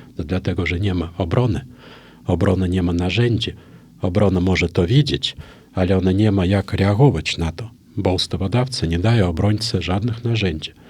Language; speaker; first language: Polish; non-native, fluent; Russian